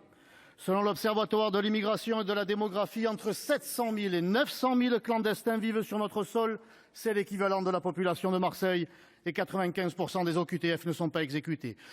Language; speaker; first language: French; native; French